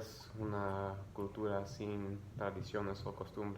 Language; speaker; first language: Spanish; early bilingual, other home language; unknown